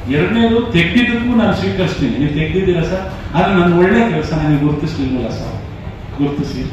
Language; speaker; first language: Kannada; non-native, local second language; Lambadi